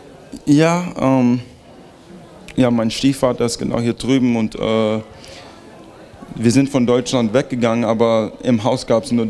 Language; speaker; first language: German; early bilingual, heritage; German